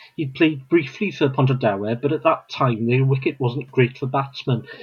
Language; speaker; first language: English; non-native, local second language; Welsh